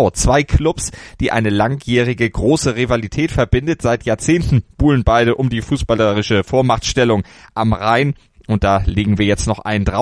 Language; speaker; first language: German; native; German